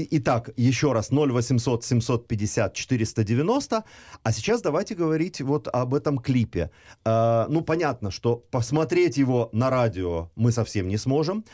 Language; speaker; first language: Russian; native; Russian